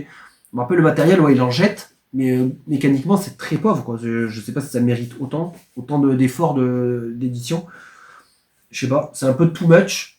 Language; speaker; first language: French; native; French